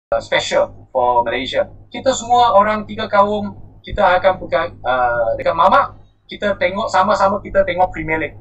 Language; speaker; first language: Malay; non-native, local second language; Chinese